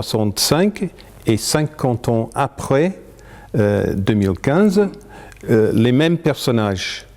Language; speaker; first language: French; non-native, fluent; English